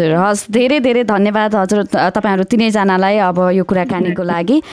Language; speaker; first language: Nepali; native; Nepali